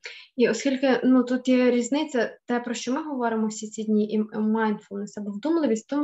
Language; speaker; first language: Ukrainian; native; Ukrainian